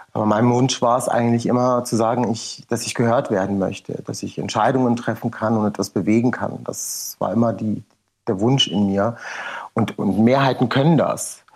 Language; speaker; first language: German; native; German